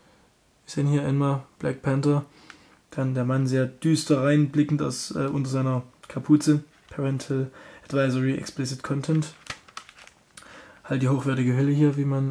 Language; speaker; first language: German; native; German